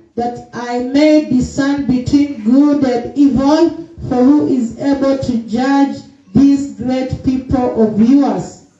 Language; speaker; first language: English; non-native, local second language; Swahili